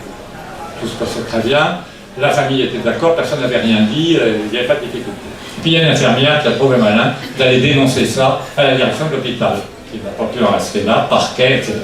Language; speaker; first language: French; native; French